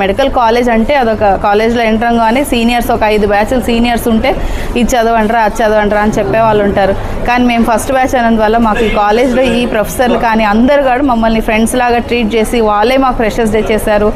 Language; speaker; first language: Telugu; native; Telugu